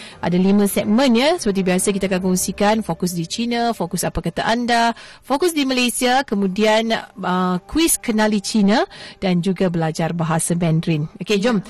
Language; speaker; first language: Malay; native; Malay